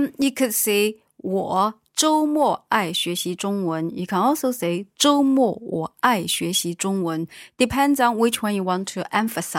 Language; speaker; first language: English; non-native, fluent; Chinese